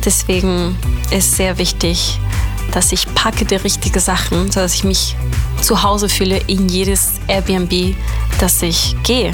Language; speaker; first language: German; non-native, fluent; Spanish